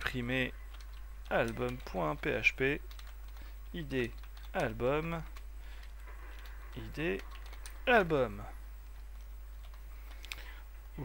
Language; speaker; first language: French; native; French